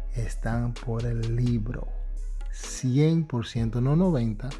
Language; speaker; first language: Spanish; early bilingual, heritage; Spanish